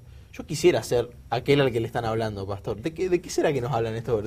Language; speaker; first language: Spanish; native; Spanish